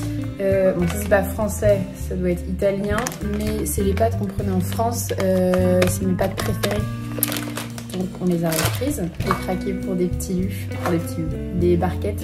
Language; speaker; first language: French; native; French